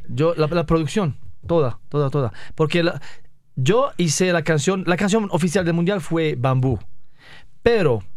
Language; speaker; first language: Spanish; non-native, fluent; Arabic